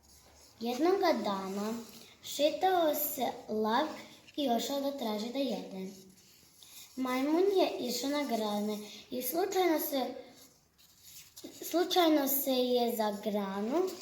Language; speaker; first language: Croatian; early bilingual, heritage; Serbian